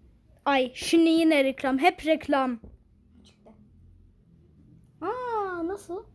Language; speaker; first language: Turkish; early bilingual, heritage; Turkish